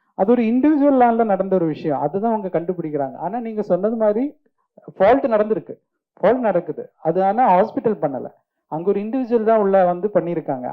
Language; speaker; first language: Tamil; non-native, fluent; Malayalam